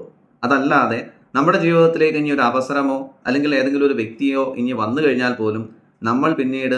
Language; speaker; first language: Malayalam; native; Malayalam